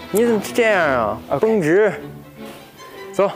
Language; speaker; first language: Chinese; native; Chinese